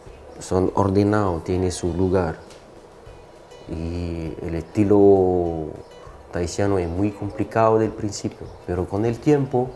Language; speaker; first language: Spanish; non-native, fluent; French